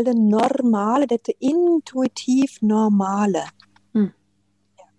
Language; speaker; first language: Norwegian; non-native, fluent; German